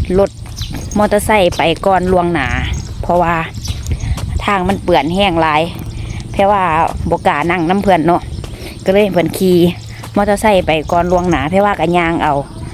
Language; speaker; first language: Thai; native; Thai